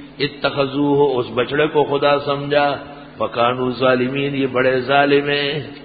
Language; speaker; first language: Urdu; non-native, local second language; Pashto